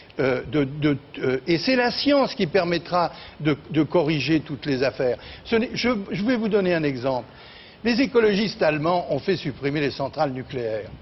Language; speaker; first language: French; native; French